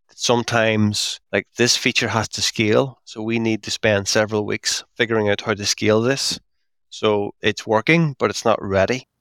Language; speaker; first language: English; native; English